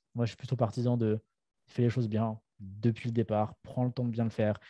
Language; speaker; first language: French; native; French